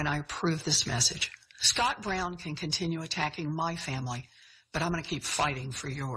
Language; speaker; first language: English; native; English